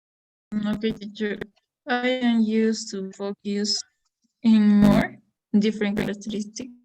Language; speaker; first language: English; non-native, learner; Spanish